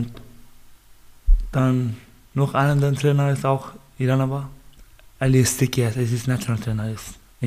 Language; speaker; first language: German; non-native, learner; Baluchi